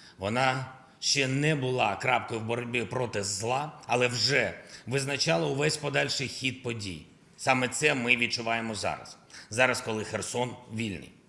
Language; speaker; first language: Ukrainian; non-native, local second language; Russian